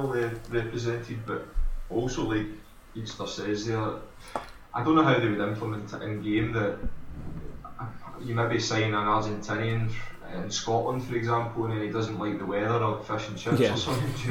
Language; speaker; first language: English; native; English